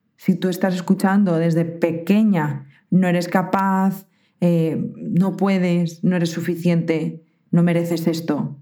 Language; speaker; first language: Spanish; native; Spanish